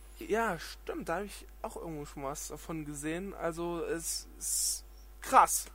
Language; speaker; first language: German; native; German